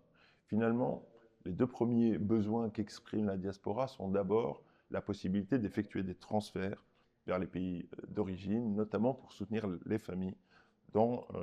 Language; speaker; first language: French; non-native, local second language; Arabic